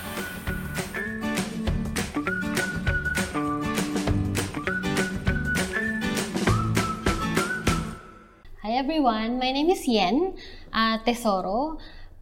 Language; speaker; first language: English; non-native, local second language; Filipino